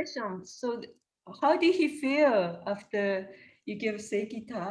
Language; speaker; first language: English; non-native, learner; Japanese